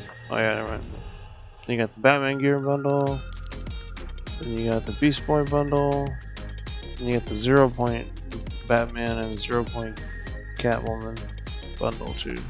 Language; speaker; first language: English; native; English